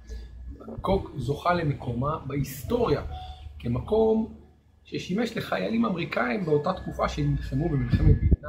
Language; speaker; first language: Hebrew; native; Hebrew